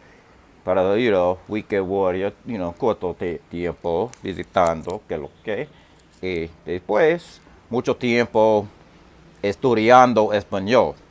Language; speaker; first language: Spanish; non-native, learner; English